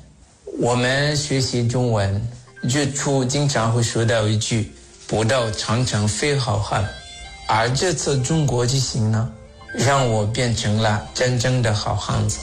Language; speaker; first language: Chinese; non-native, fluent; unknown